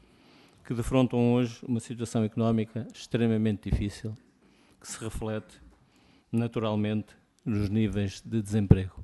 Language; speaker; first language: Portuguese; native; Portuguese